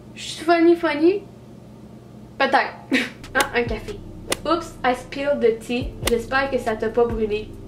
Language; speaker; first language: French; native; French